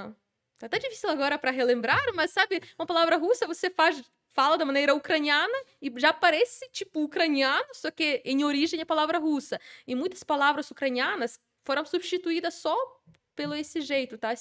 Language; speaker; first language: Portuguese; non-native, fluent; Ukrainian